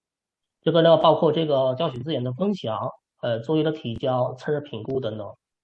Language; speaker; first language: Chinese; native; Chinese